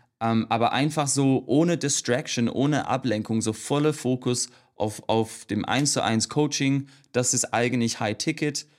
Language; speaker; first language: German; non-native, fluent; English